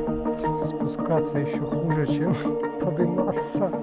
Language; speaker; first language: Russian; native; Russian